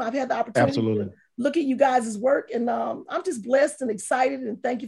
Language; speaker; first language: English; native; English